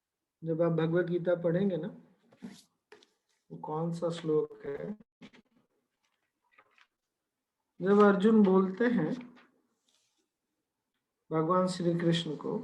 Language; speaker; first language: Hindi; native; Hindi